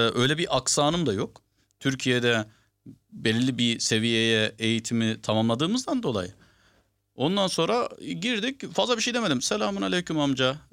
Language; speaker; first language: Turkish; early bilingual, heritage; Turkish